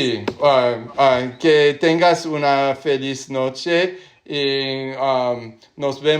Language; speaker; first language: Spanish; non-native, learner; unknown